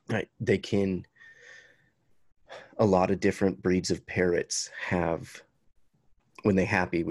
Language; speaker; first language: English; native; English